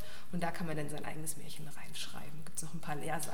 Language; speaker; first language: German; native; German